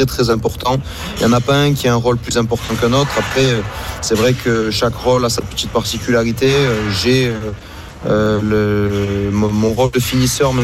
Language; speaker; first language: French; native; French